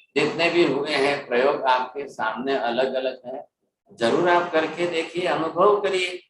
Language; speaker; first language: Hindi; non-native, local second language; Gujarati